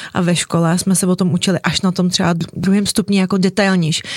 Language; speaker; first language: Czech; early bilingual, other home language; Russian